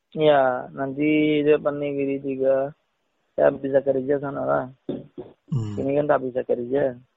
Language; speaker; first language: Indonesian; non-native, learner; Rohingya